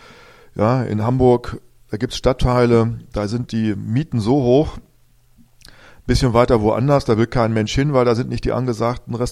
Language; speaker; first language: German; native; German